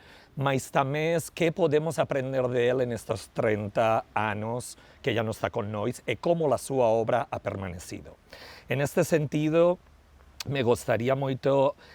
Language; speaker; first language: Portuguese; non-native, learner; Spanish